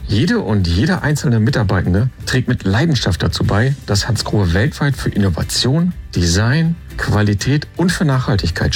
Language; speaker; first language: German; native; German